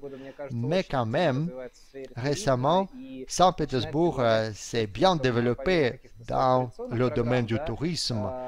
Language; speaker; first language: French; non-native, fluent; Russian